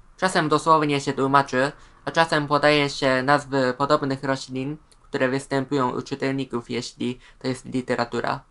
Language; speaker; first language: Polish; non-native, fluent; Japanese